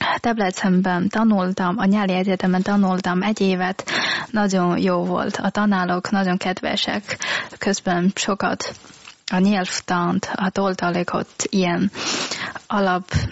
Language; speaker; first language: Hungarian; non-native, learner; Chinese